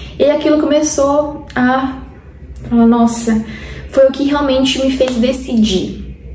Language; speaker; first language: Portuguese; non-native, fluent; Spanish